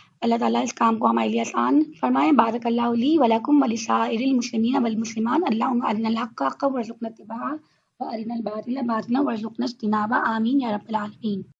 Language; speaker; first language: Urdu; native; Urdu